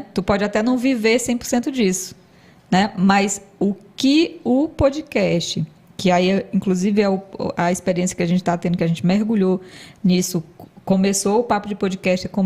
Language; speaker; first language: Portuguese; native; Portuguese